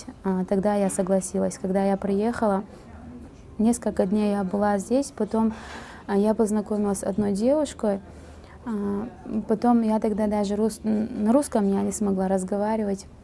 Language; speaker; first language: Russian; non-native, fluent; Uzbek